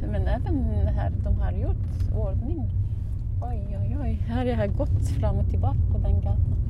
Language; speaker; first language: Swedish; non-native, fluent; Arabic